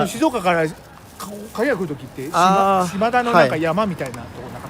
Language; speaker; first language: Japanese; native; Japanese